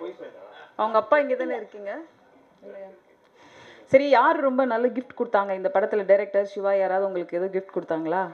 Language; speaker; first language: Tamil; native; Tamil